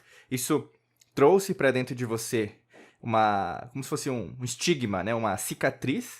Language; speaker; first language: Portuguese; native; Portuguese